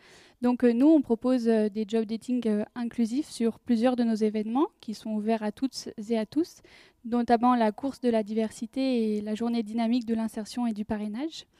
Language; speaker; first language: French; native; French